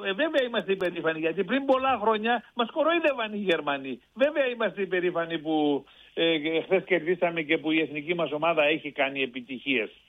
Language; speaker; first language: Greek; early bilingual, heritage; Greek